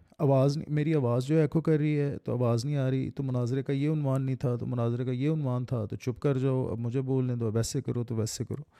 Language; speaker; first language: Urdu; native; Urdu